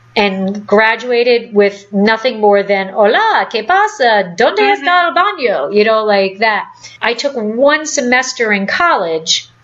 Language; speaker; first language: English; native; English